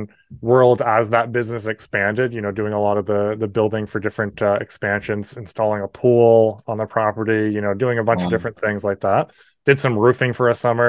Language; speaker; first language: English; native; English